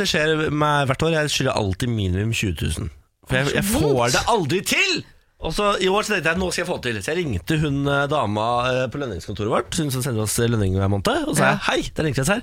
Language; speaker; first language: Norwegian; native; Norwegian